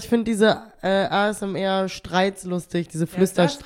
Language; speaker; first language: German; native; German